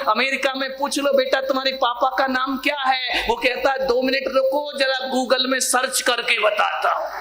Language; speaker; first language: Hindi; native; Hindi